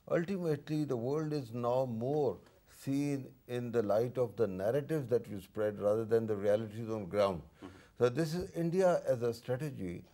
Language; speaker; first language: English; non-native, local second language; Urdu